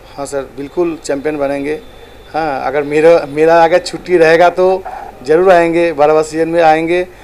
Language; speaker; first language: Hindi; non-native, local second language; Bangla